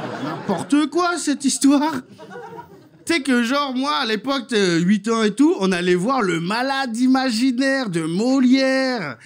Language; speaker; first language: French; native; French